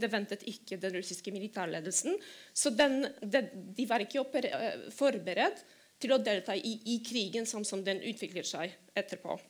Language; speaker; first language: Norwegian; non-native, fluent; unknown